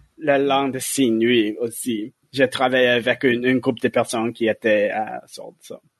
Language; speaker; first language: French; non-native, learner; English